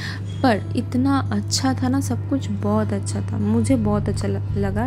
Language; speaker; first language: Hindi; non-native, local second language; Bangla